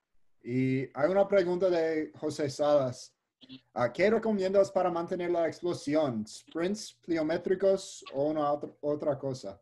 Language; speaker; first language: Spanish; early bilingual, heritage; English